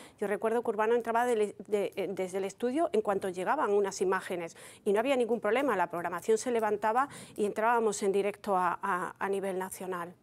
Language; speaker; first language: Spanish; native; Spanish